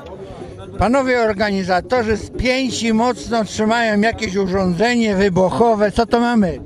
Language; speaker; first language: Polish; native; Polish